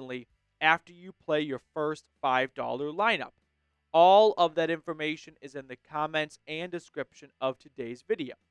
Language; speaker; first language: English; native; English